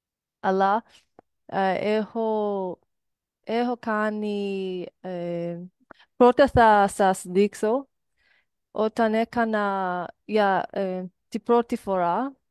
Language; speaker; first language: Greek; non-native, learner; English